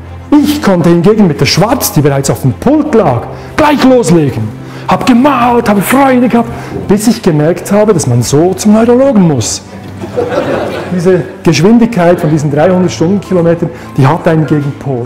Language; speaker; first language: German; native; German